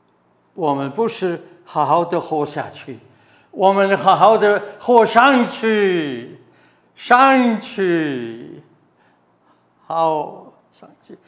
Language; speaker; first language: Chinese; non-native, fluent; German